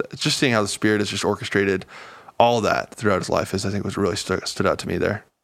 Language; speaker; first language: English; native; English